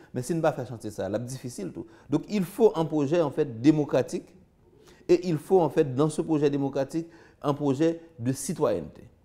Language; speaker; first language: French; non-native, local second language; Haitian Creole